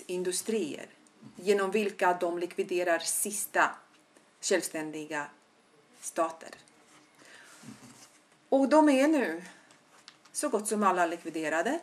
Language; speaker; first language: Swedish; non-native, fluent; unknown